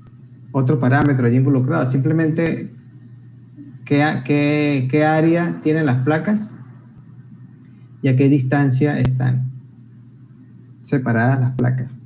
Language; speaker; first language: Spanish; native; Spanish